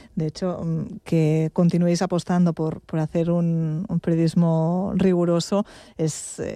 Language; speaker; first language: Spanish; non-native, local second language; Catalan